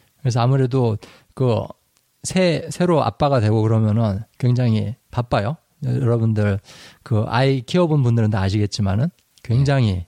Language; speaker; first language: Korean; native; Korean